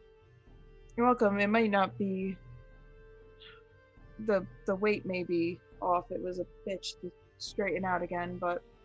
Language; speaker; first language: English; native; English